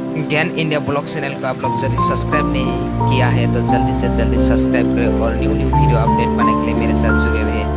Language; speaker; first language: Hindi; non-native, local second language; Assamese